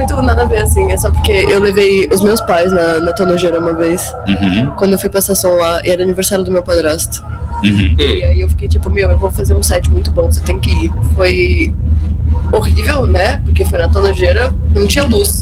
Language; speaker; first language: Portuguese; native; Portuguese